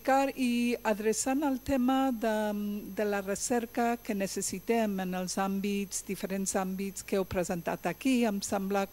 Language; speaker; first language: Catalan; non-native, fluent; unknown